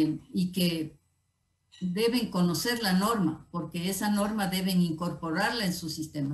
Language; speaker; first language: Spanish; native; Spanish